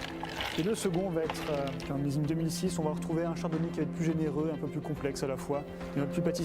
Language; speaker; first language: French; native; French